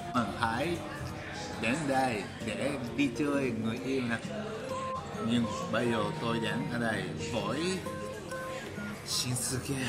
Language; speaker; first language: Vietnamese; non-native, learner; Japanese